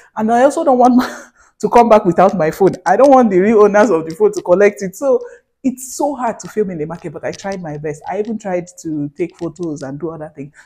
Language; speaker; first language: English; non-native, local second language; Hausa